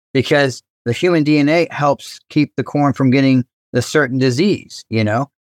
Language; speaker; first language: English; native; English